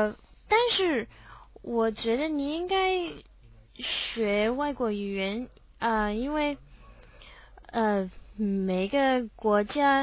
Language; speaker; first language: Chinese; non-native, learner; English